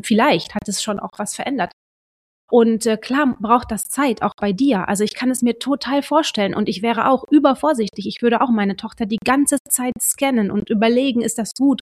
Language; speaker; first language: German; native; German